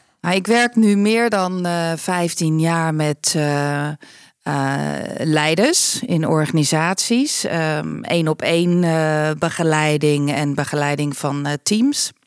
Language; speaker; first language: Dutch; non-native, fluent; English